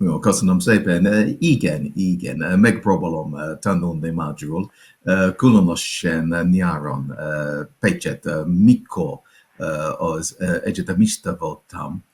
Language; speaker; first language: Hungarian; non-native, learner; English